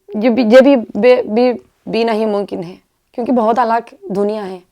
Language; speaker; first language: Hindi; non-native, learner; Spanish